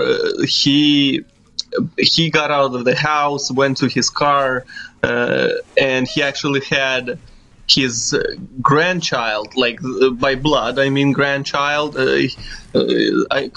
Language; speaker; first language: English; non-native, fluent; Kazakh